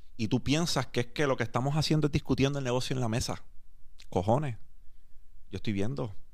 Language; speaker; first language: Spanish; native; Spanish